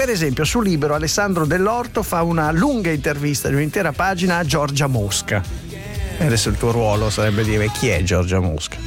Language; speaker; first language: Italian; native; Italian